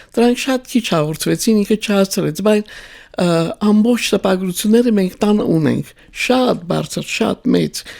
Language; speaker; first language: Armenian; native; Armenian